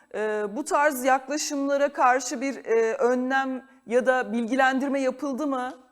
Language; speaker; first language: Turkish; native; Turkish